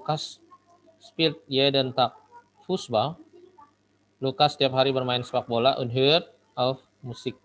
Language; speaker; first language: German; non-native, fluent; Indonesian